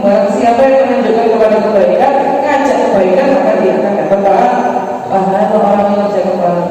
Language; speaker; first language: Indonesian; native; Indonesian